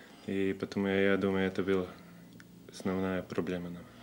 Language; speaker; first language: Russian; non-native, fluent; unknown